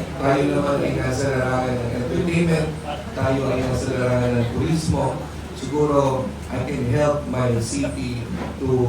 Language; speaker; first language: English; non-native, local second language; Filipino